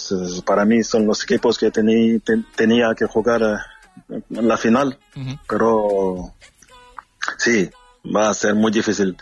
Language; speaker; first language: Spanish; non-native, fluent; French